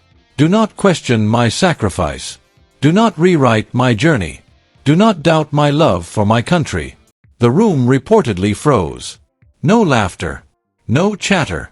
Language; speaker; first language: English; native; English